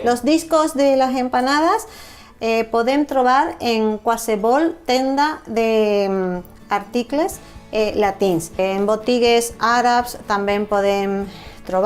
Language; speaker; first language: Catalan; non-native, fluent; Spanish